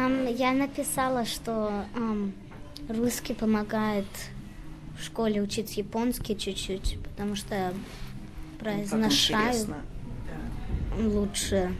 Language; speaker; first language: Russian; early bilingual, other home language; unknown